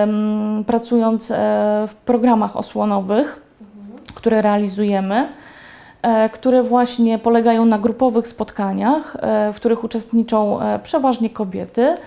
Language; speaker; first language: Polish; native; Polish